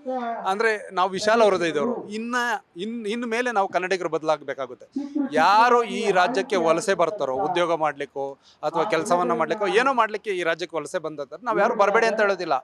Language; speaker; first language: Kannada; native; Kannada